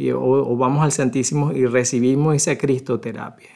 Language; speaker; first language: Spanish; native; Spanish